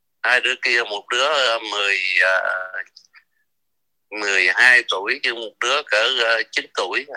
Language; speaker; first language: Vietnamese; native; Vietnamese